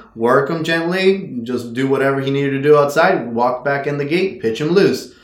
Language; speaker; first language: English; non-native, fluent; Spanish